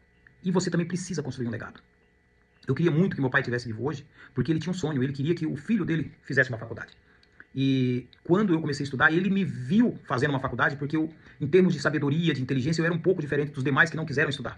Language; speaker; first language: Portuguese; native; Portuguese